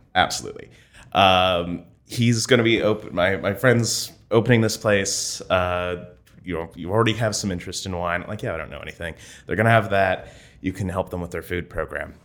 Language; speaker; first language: English; native; English